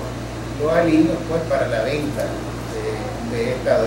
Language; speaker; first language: Spanish; native; Spanish